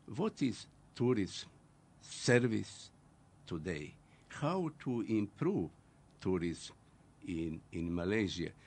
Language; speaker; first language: English; non-native, fluent; Croatian